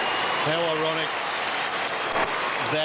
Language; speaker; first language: English; native; English